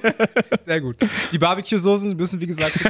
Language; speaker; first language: German; native; German